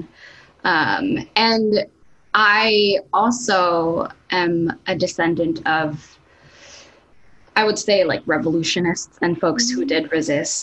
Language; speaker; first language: English; non-native, local second language; Filipino